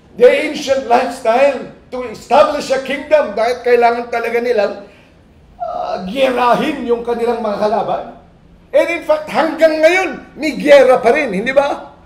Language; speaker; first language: Filipino; non-native, local second language; Iloko